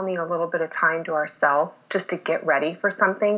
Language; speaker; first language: English; native; English